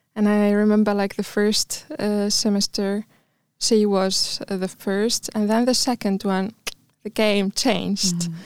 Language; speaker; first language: English; non-native, fluent; Arabic